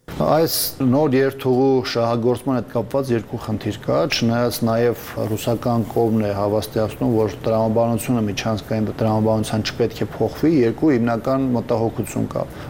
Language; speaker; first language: Armenian; native; Armenian